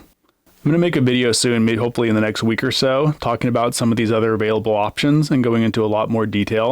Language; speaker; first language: English; native; English